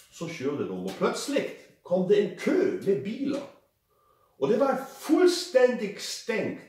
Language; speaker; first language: Swedish; non-native, fluent; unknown